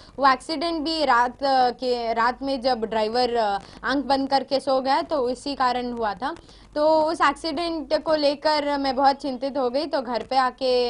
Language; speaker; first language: Hindi; native; Hindi